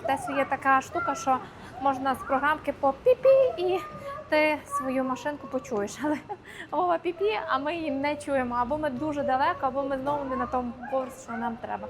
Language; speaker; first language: Ukrainian; native; Ukrainian